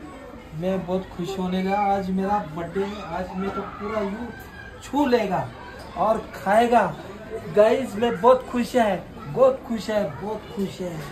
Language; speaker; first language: Hindi; non-native, local second language; Marathi